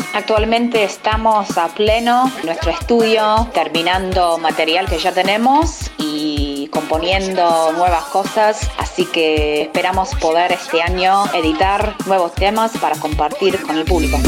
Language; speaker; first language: Spanish; non-native, fluent; English